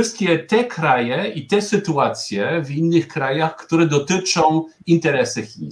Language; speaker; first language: Polish; non-native, fluent; German